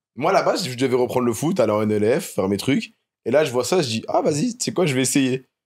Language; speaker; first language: French; native; French